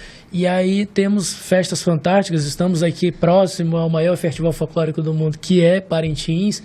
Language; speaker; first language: Portuguese; native; Portuguese